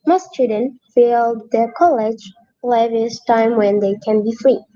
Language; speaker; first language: English; non-native, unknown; Indonesian